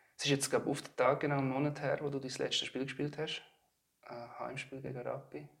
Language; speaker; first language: German; native; German